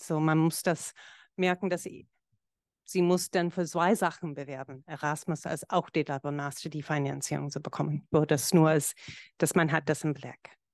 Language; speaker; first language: German; non-native, fluent; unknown